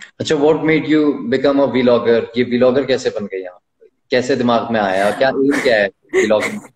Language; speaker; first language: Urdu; native; Urdu